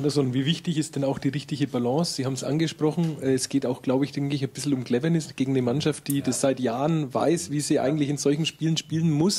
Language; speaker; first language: German; native; German